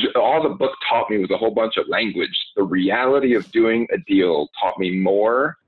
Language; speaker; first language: English; native; English